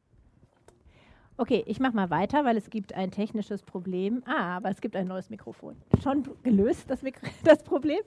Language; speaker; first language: German; native; German